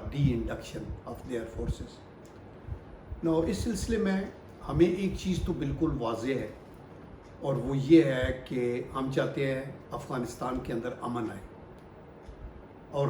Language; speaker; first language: Urdu; native; Urdu